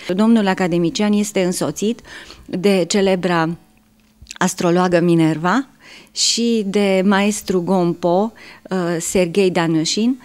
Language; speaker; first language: Romanian; native; Romanian